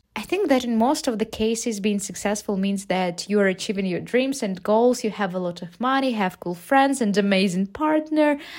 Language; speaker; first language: English; non-native, fluent; Ukrainian